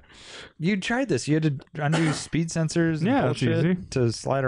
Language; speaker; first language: English; native; English